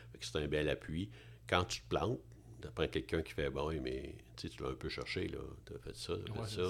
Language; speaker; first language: French; native; French